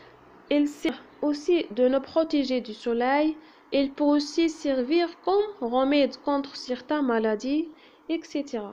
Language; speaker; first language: French; non-native, local second language; Arabic